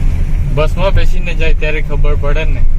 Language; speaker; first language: Gujarati; non-native, local second language; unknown